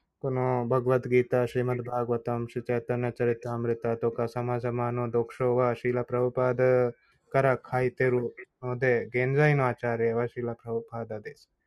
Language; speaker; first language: Japanese; non-native, fluent; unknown